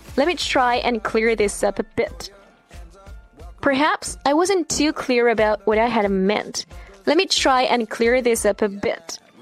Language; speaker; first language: English; non-native, fluent; Chinese